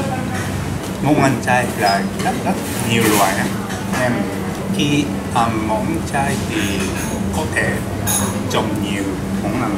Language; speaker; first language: Vietnamese; non-native, learner; Japanese